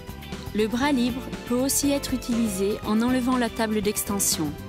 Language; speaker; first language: French; native; French